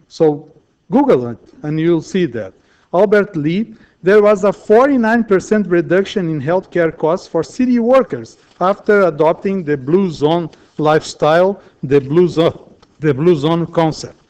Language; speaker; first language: English; non-native, fluent; Portuguese